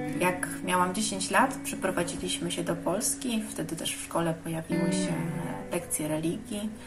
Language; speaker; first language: Polish; early bilingual, heritage; Polish